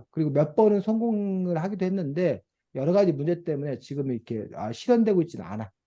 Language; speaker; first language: Korean; native; Korean